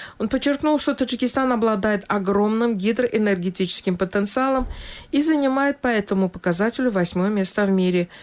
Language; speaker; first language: Russian; non-native, local second language; Tajik